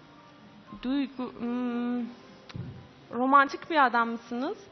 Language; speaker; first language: Turkish; non-native, fluent; Persian